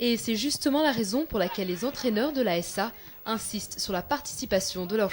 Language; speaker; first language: French; non-native, local second language; Arabic